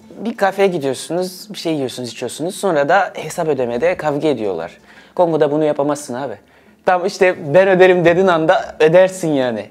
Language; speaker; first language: Turkish; early bilingual, other home language; Swahili